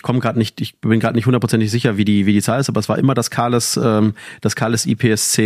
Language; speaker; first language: German; native; German